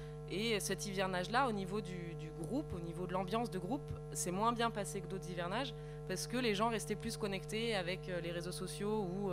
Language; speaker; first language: French; native; French